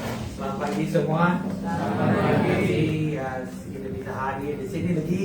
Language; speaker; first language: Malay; non-native, fluent; English